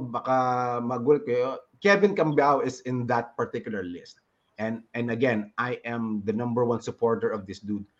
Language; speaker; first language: English; non-native, local second language; Filipino